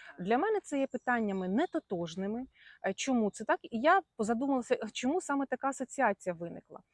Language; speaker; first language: Ukrainian; non-native, local second language; Russian